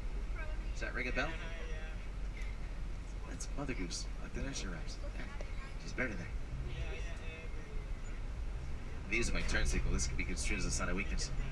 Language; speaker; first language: English; native; English